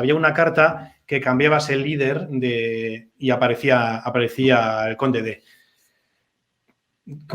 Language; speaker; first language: Spanish; native; Spanish